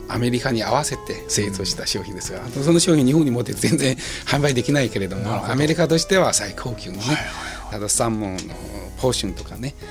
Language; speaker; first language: Japanese; non-native, fluent; Chinese